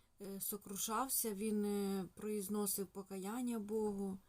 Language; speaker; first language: Ukrainian; non-native, local second language; Russian